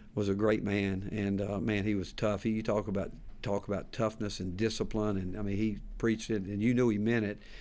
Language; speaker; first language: English; native; English